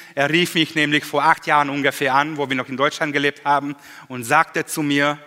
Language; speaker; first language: German; non-native, fluent; Hungarian